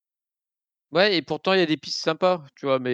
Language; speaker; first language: French; native; French